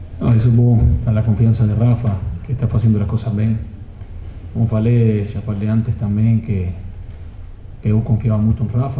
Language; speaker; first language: Portuguese; non-native, fluent; Spanish